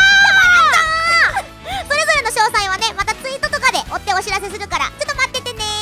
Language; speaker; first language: Japanese; native; Japanese